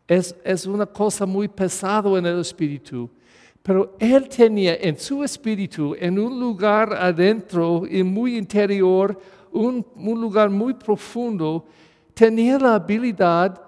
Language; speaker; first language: Spanish; non-native, fluent; English